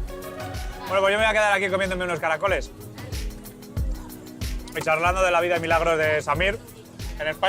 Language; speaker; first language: Spanish; native; Spanish